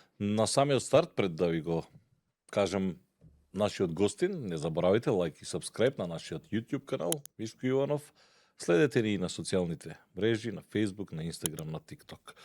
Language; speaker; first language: Macedonian; native; Macedonian